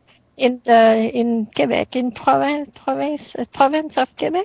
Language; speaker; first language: English; non-native, learner; French